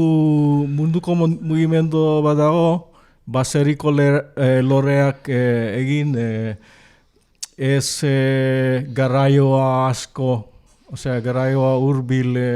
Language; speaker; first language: Basque; non-native, learner; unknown